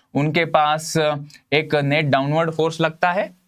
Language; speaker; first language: Hindi; non-native, local second language; Marathi